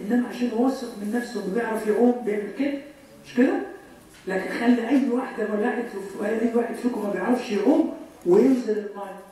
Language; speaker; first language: Arabic; native; Arabic